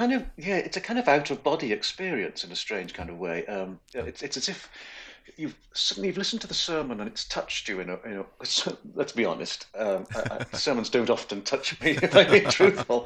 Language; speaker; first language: English; native; English